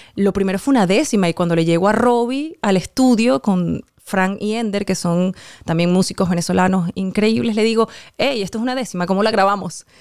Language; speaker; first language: Spanish; native; Spanish